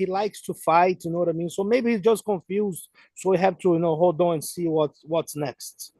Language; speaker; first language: English; non-native, fluent; Portuguese